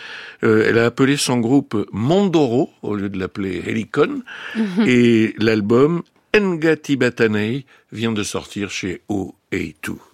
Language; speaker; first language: French; native; French